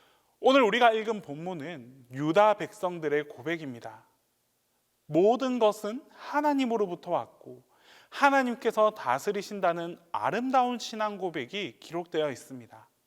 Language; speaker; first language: Korean; native; Korean